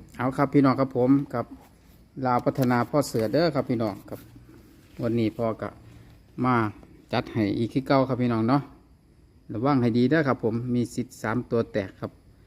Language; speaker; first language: Thai; native; Thai